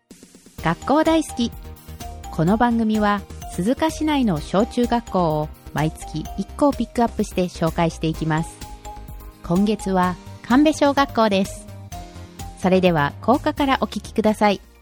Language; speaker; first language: Japanese; native; Japanese